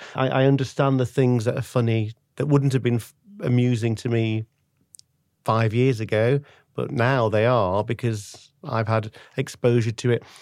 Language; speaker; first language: English; native; English